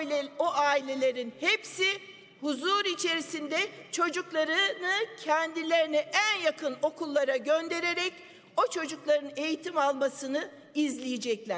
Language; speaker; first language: Turkish; native; Turkish